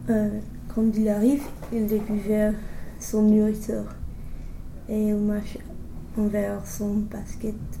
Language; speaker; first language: French; non-native, learner; English